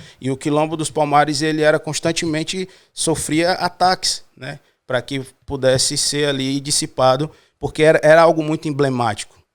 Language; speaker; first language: Portuguese; native; Portuguese